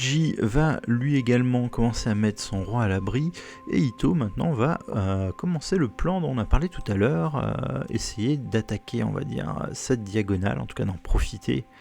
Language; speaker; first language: French; native; French